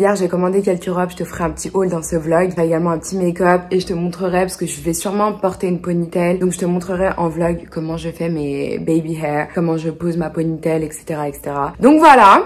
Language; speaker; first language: French; native; French